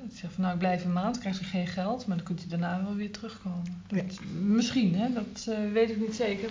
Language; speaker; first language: Dutch; native; Dutch